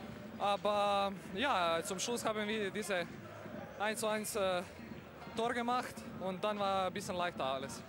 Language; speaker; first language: German; non-native, learner; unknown